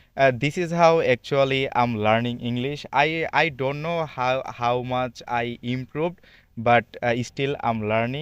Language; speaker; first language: English; non-native, learner; Bangla